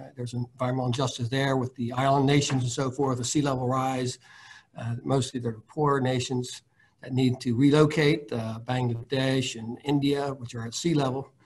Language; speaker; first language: English; native; English